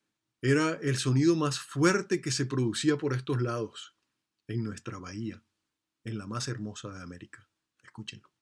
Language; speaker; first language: Spanish; native; Spanish